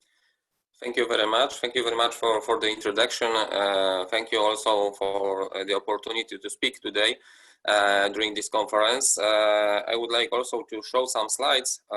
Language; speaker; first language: English; non-native, fluent; Polish